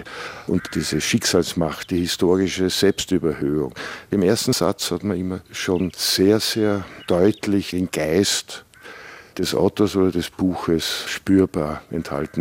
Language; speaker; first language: German; native; German